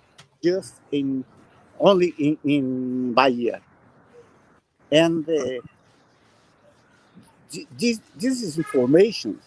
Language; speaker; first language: English; non-native, learner; Portuguese